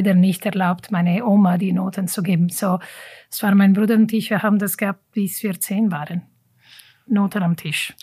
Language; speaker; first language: German; non-native, fluent; Italian